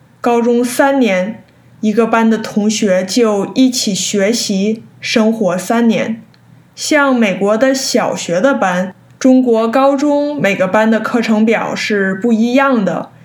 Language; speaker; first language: Chinese; early bilingual, heritage; Chinese